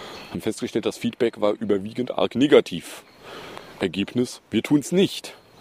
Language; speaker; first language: German; native; German